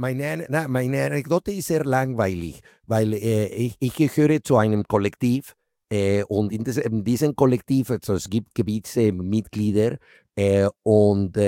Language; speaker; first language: German; non-native, fluent; Spanish